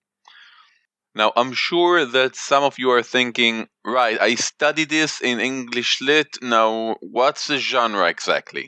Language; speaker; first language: English; non-native, fluent; Hebrew